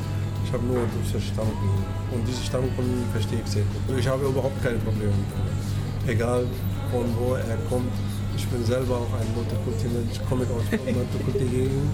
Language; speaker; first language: German; non-native, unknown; Turkish